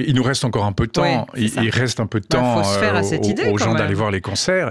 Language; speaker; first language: French; native; French